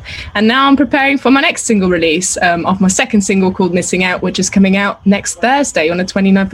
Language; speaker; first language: English; non-native, fluent; German